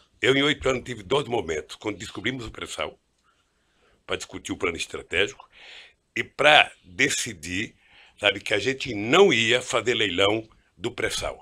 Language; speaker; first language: Portuguese; native; Portuguese